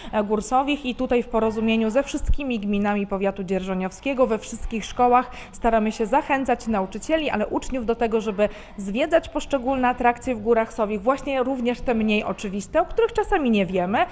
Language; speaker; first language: Polish; native; Polish